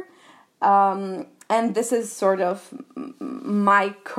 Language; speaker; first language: English; non-native, fluent; Albanian